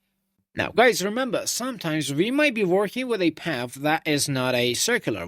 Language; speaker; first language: English; non-native, fluent; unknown